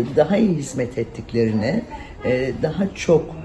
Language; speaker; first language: Turkish; native; Turkish